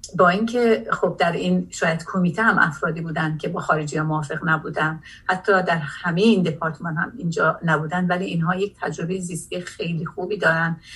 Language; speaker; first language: Persian; non-native, local second language; Azerbaijani